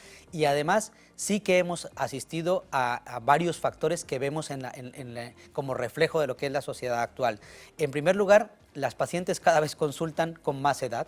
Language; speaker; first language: Spanish; native; Spanish